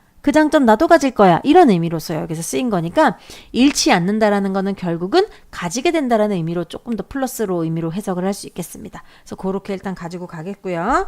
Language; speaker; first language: Korean; native; Korean